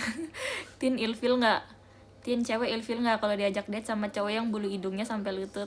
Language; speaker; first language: Indonesian; native; Indonesian